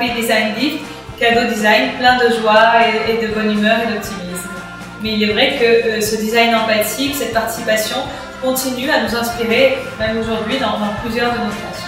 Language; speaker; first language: French; non-native, fluent; Spanish